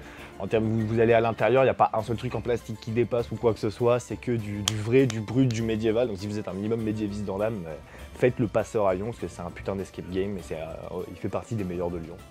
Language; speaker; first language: French; native; French